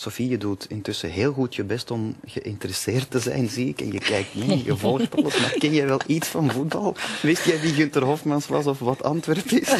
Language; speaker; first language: Dutch; native; Dutch